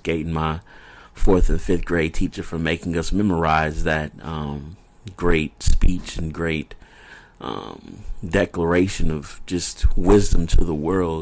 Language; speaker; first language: English; native; English